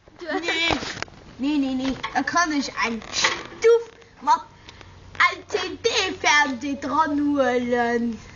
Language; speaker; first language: German; non-native, local second language; Luxembourgish